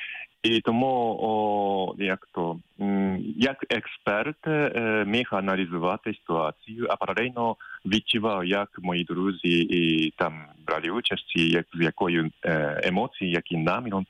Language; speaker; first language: Ukrainian; non-native, fluent; Japanese